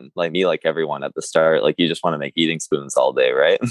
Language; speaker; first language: English; native; English